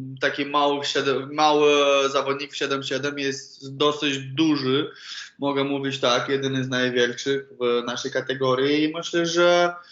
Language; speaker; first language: Polish; non-native, learner; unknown